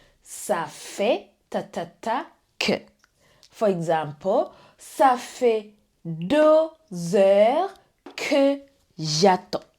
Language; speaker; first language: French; non-native, fluent; English